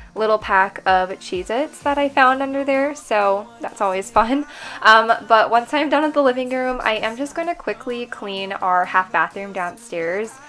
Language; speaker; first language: English; native; English